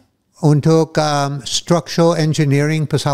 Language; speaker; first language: Indonesian; non-native, fluent; English